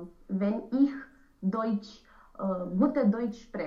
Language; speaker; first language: German; non-native, learner; Romanian